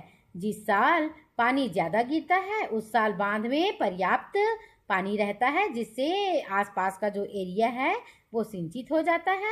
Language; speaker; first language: Hindi; native; Hindi